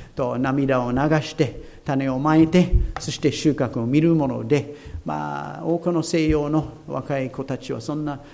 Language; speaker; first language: Japanese; non-native, fluent; English